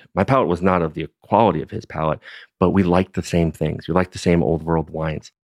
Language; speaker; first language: English; native; English